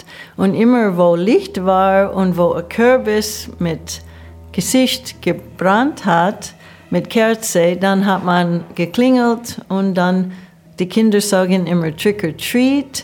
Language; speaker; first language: German; non-native, fluent; English